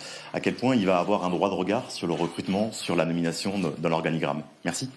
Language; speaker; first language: French; native; French